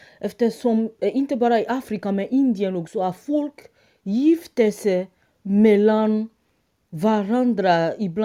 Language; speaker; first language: Swedish; non-native, fluent; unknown